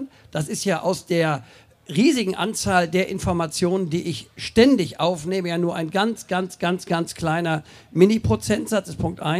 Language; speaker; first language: German; native; German